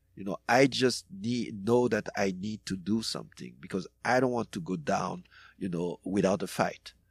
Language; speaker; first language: English; non-native, fluent; French